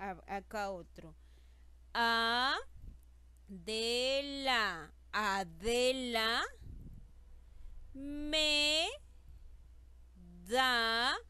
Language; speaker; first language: Spanish; native; Spanish